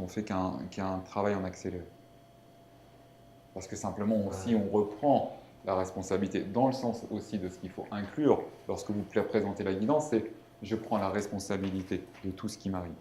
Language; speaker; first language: French; native; French